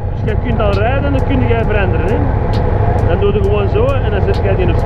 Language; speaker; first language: Dutch; native; Dutch